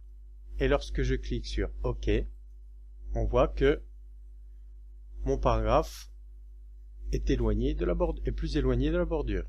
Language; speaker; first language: French; native; French